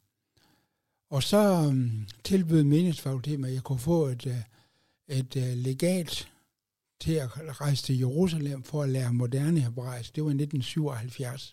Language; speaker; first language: Danish; native; Danish